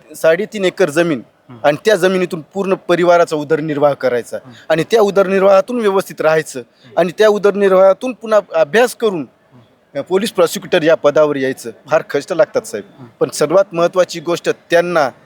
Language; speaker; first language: Marathi; native; Marathi